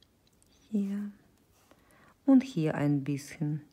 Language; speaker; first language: German; non-native, fluent; Russian